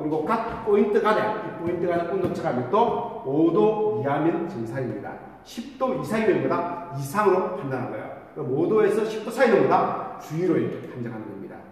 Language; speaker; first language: Korean; native; Korean